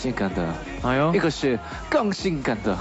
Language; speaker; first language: Chinese; non-native, learner; Korean